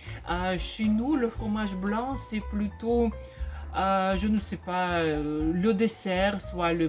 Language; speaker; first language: French; non-native, fluent; Russian